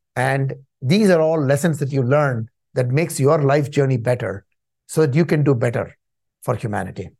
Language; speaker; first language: English; non-native, local second language; Tamil